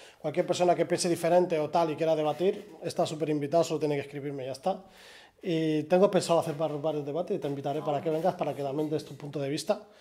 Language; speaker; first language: Spanish; early bilingual, other home language; Arabic